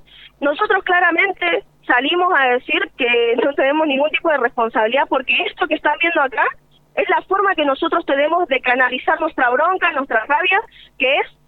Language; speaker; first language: Spanish; native; Spanish